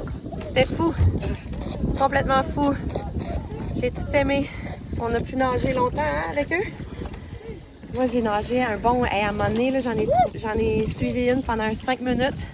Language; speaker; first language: French; native; French